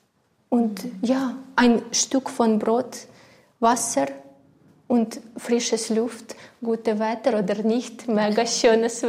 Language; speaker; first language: German; non-native, learner; Ukrainian